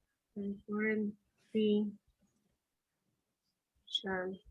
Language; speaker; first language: English; non-native, learner; Spanish